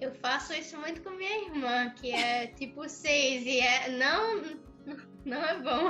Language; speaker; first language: Portuguese; early bilingual, other home language; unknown